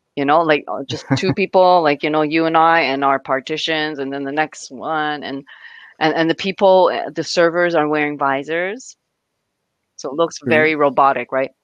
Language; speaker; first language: English; native; English